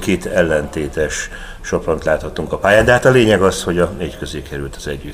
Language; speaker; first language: Hungarian; native; Hungarian